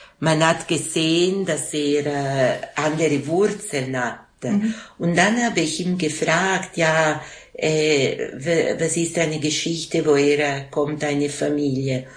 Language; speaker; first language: German; non-native, fluent; Italian